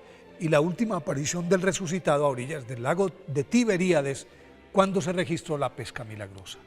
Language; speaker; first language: Spanish; native; Spanish